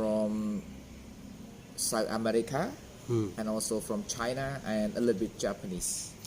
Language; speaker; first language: English; non-native, fluent; Khmer